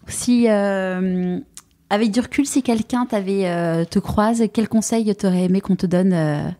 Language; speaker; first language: French; native; French